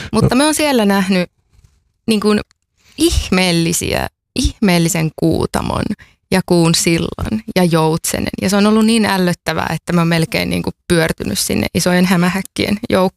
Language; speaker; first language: Finnish; native; Finnish